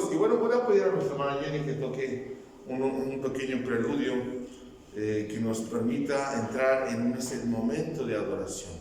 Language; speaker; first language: Spanish; native; Spanish